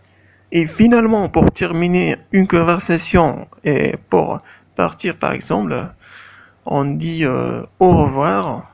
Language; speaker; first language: French; non-native, fluent; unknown